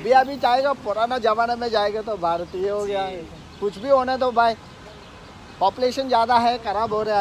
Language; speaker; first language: Hindi; non-native, local second language; Telugu